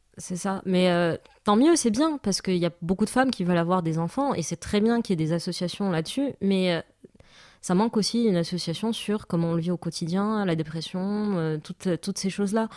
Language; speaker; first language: French; non-native, local second language; Arabic